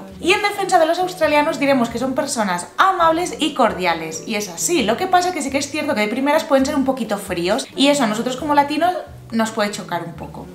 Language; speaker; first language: Spanish; native; Spanish